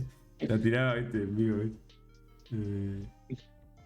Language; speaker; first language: Spanish; native; Spanish